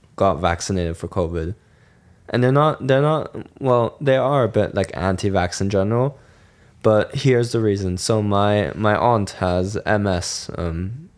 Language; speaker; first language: English; non-native, fluent; German